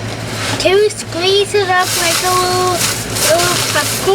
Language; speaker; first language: English; native; English